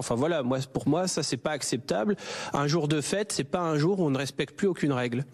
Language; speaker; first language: French; native; French